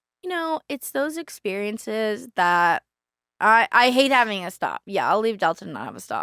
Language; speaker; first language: English; native; English